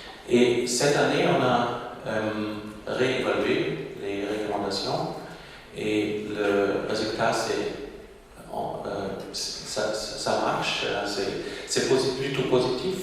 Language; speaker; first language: French; non-native, local second language; German